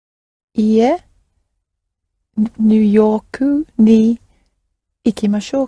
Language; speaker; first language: Japanese; non-native, learner; English